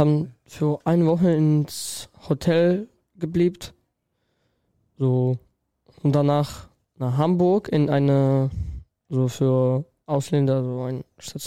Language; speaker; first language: German; non-native, learner; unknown